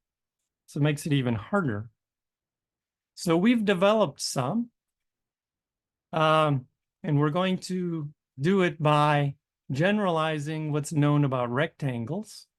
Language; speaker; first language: English; native; English